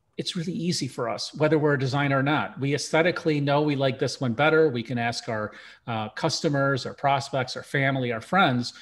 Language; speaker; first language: English; early bilingual, other home language; Russian